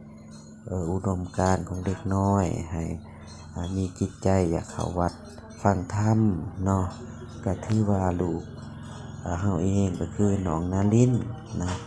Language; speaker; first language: Thai; non-native, local second language; Lao